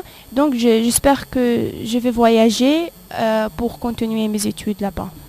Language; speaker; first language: French; non-native, fluent; Arabic